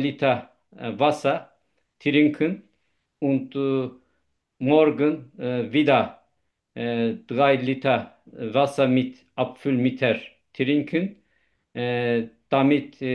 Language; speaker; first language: German; non-native, learner; Turkish